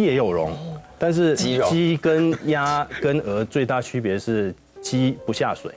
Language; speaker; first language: Chinese; native; Chinese